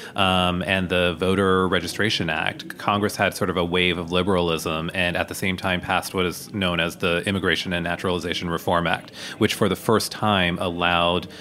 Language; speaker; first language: English; native; English